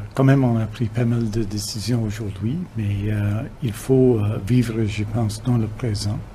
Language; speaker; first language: French; non-native, fluent; English